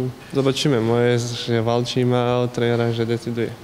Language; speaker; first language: Polish; non-native, learner; Bosnian